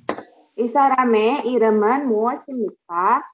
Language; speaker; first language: Korean; non-native, learner; Indonesian